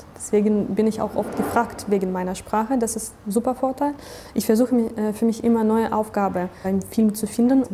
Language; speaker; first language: German; non-native, fluent; Russian